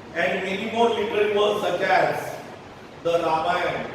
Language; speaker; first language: English; non-native, local second language; Marathi